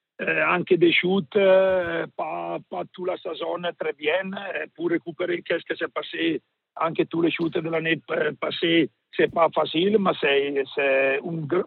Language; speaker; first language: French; non-native, learner; Italian